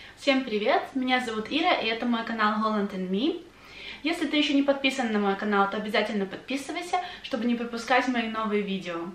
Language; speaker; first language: Russian; native; Russian